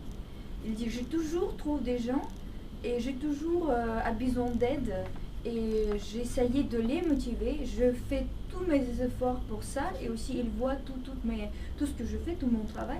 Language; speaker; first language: French; non-native, fluent; Russian